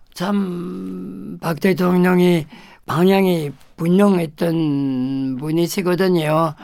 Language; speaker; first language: Korean; non-native, fluent; French